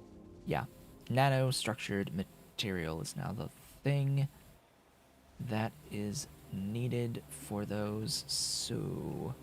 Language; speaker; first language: English; native; English